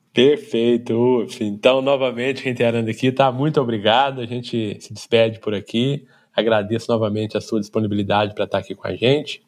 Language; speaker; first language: Portuguese; native; Portuguese